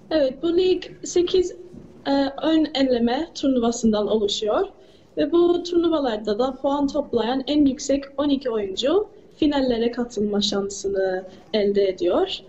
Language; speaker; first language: Turkish; early bilingual, heritage; English